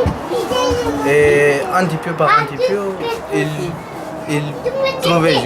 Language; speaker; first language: French; non-native, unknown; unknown